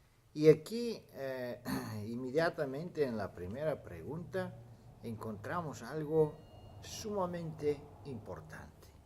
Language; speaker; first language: Spanish; non-native, fluent; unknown